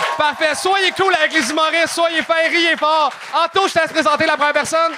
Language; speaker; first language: French; native; French